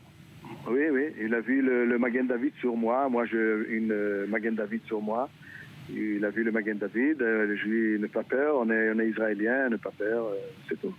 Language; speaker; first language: French; non-native, learner; Hebrew